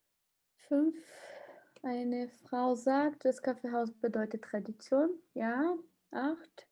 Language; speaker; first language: German; non-native, fluent; Portuguese